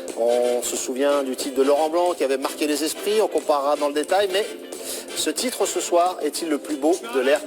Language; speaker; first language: French; native; French